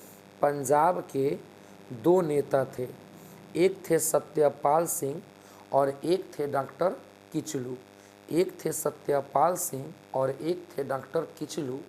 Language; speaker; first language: Hindi; native; Hindi